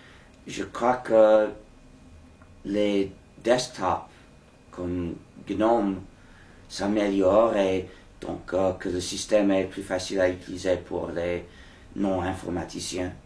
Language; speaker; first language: French; non-native, fluent; English